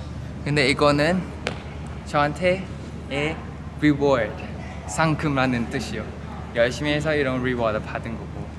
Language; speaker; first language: Korean; non-native, fluent; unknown